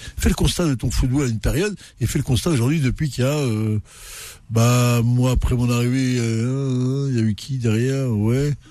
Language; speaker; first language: French; non-native, local second language; Arabic